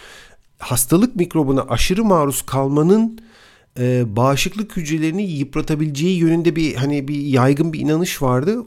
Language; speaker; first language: Turkish; native; Turkish